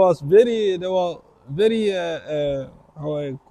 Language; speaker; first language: English; non-native, learner; French